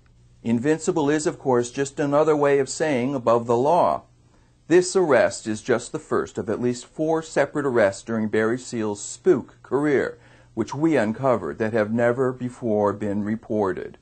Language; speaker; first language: English; native; English